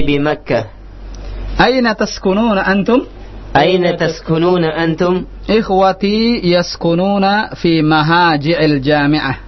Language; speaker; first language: Arabic; non-native, fluent; Indonesian